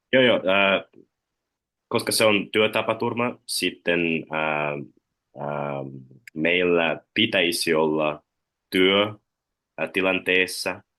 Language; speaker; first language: Finnish; non-native, learner; Russian